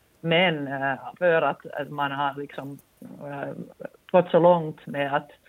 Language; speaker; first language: Swedish; non-native, local second language; Finnish